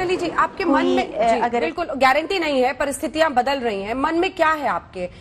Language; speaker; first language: Hindi; native; Hindi